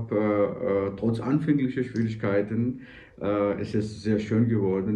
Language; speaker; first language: German; non-native, fluent; Georgian